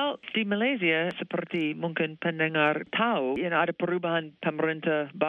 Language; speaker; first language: Indonesian; non-native, fluent; English